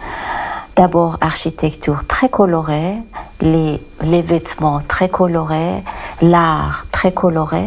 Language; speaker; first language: French; non-native, learner; Persian